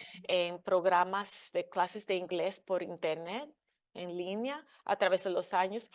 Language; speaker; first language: Spanish; non-native, fluent; English